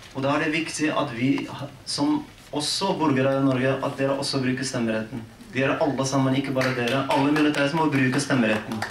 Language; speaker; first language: Norwegian; non-native, fluent; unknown